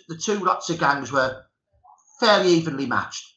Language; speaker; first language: English; native; English